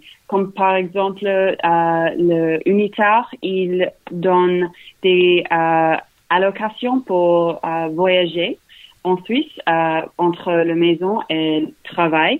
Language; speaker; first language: French; non-native, learner; English